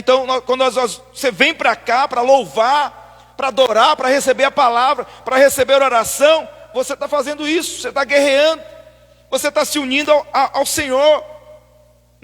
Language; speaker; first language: Portuguese; native; Portuguese